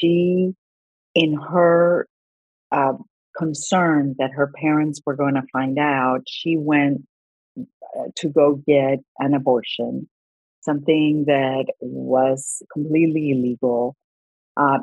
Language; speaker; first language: English; non-native, fluent; Spanish